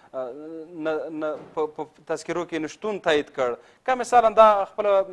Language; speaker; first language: Pashto; native; Pashto